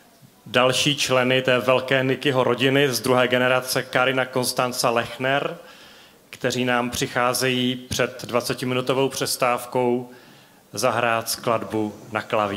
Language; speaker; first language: Czech; native; Czech